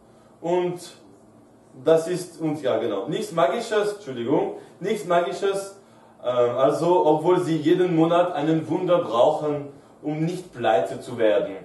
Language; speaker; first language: German; non-native, fluent; French